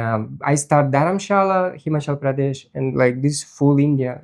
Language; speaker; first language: English; non-native, learner; Russian